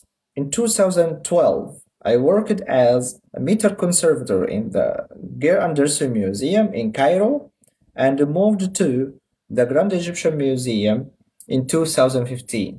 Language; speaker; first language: English; non-native, fluent; Arabic